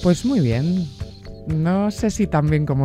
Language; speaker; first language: Spanish; native; Spanish